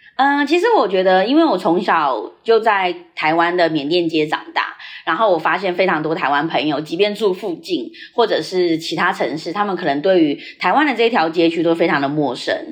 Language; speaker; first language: Chinese; early bilingual, heritage; Chinese